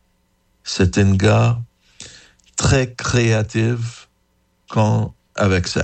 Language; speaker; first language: French; non-native, learner; English